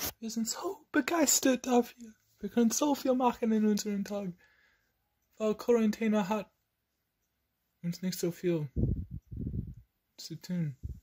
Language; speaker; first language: German; non-native, learner; English